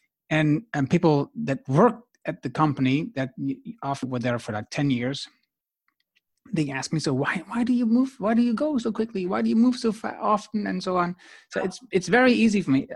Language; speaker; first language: English; non-native, fluent; Dutch